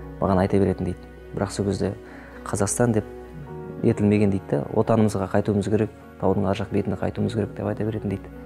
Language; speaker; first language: Kazakh; native; Kazakh